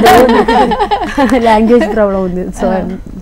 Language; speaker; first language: Telugu; non-native, learner; Malayalam